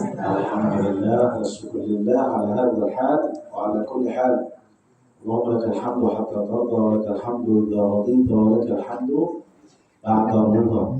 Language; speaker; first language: Malay; non-native, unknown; Arabic